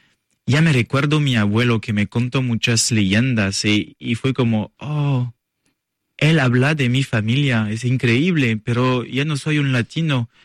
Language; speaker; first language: Spanish; non-native, learner; French